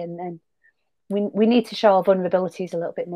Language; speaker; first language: English; native; English